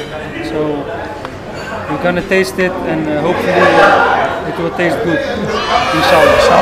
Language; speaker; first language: English; non-native, learner; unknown